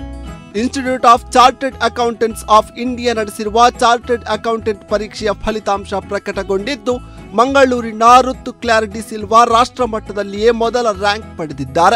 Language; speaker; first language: Kannada; native; Kannada